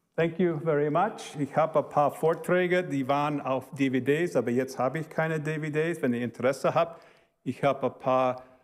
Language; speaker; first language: German; early bilingual, heritage; German